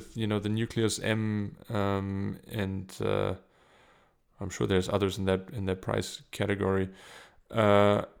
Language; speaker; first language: English; non-native, fluent; German